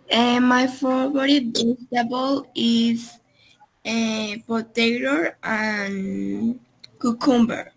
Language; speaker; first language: English; non-native, learner; Spanish